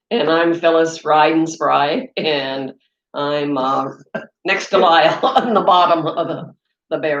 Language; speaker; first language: English; native; English